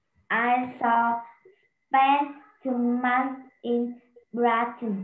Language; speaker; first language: English; non-native, learner; Vietnamese